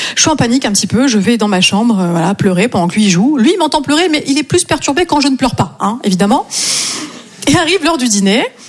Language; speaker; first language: French; native; French